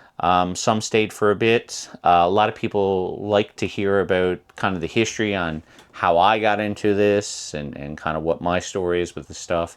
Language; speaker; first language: English; native; English